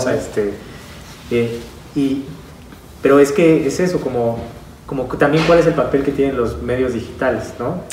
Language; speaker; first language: Spanish; native; Spanish